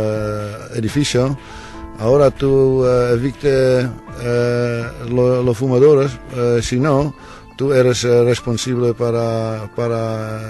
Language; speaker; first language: Spanish; non-native, learner; Dutch